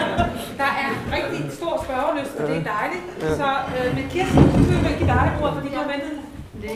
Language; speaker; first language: Danish; native; Danish